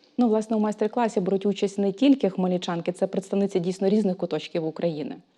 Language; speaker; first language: Ukrainian; native; Ukrainian